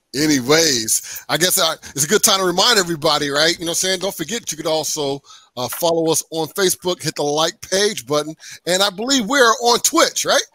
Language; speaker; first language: English; native; English